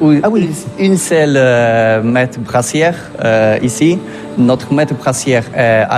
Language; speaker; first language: French; non-native, fluent; Polish